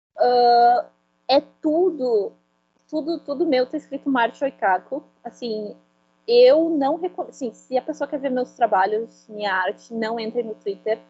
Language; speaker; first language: Portuguese; non-native, fluent; Spanish